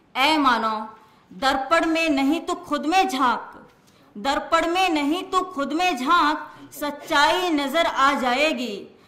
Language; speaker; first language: Hindi; native; Hindi